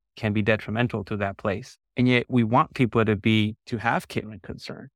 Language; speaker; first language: English; early bilingual, other home language; Spanish